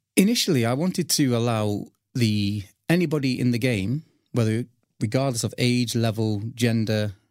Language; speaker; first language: English; native; English